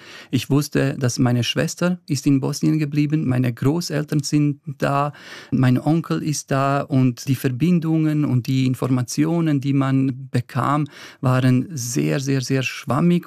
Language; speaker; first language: German; early bilingual, other home language; Bosnian